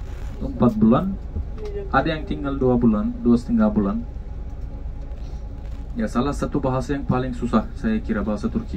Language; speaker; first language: Indonesian; non-native, fluent; Turkish